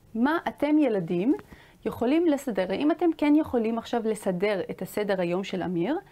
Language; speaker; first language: Hebrew; native; Hebrew